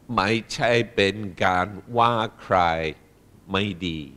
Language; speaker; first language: Thai; non-native, fluent; English